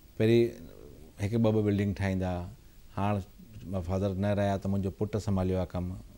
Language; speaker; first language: Sindhi; early bilingual, heritage; Sindhi